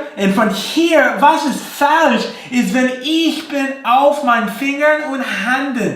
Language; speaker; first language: German; non-native, learner; English